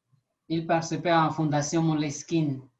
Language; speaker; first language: French; non-native, learner; Portuguese